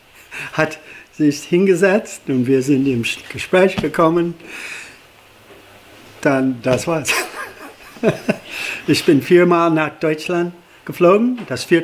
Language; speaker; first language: German; non-native, fluent; English